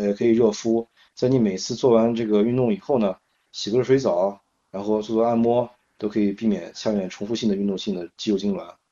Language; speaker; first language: Chinese; native; Chinese